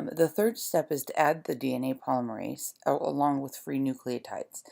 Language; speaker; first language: English; native; English